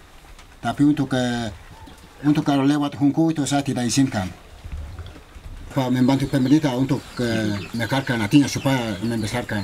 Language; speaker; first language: Indonesian; non-native, local second language; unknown